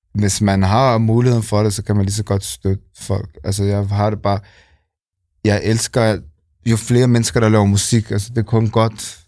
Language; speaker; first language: Danish; native; Danish